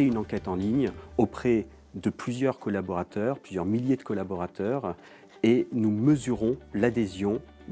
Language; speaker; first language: French; native; French